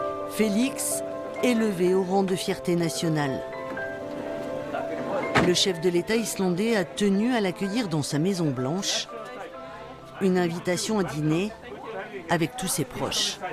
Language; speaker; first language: French; native; French